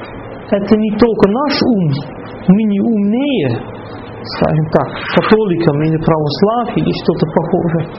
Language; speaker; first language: Russian; non-native, fluent; Dutch